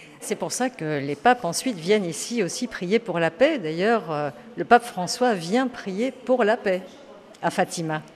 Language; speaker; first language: French; native; French